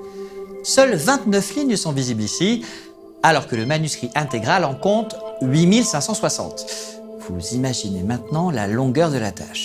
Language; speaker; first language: French; native; French